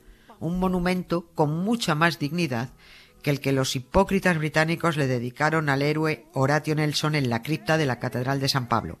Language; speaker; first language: Spanish; native; Spanish